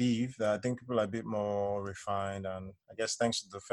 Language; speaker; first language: English; non-native, local second language; Yoruba